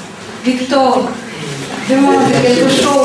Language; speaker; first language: French; non-native, fluent; Russian